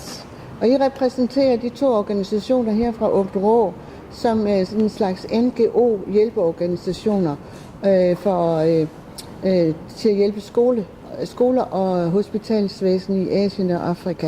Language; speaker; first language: Danish; native; Danish